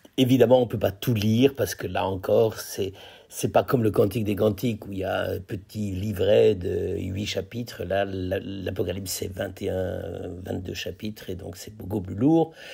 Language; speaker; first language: French; native; French